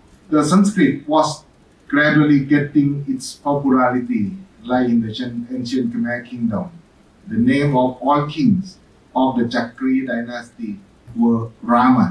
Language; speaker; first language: English; non-native, fluent; Thai